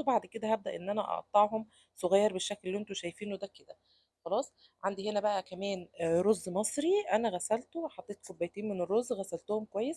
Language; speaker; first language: Arabic; native; Arabic